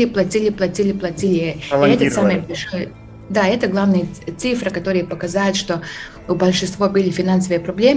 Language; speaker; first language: Russian; non-native, fluent; Latvian